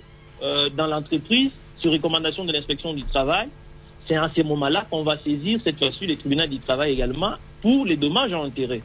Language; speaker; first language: French; non-native, local second language; Swahili